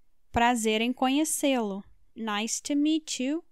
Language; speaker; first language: Portuguese; native; Portuguese